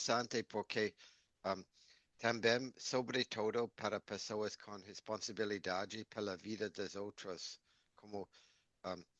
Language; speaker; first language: Portuguese; non-native, learner; English